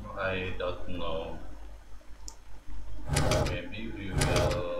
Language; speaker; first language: English; non-native, learner; Indonesian